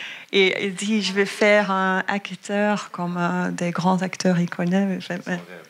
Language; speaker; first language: French; non-native, learner; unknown